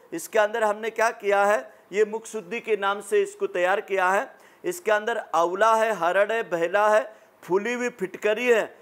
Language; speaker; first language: Hindi; native; Hindi